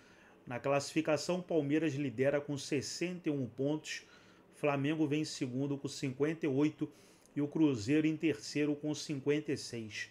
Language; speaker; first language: Portuguese; native; Portuguese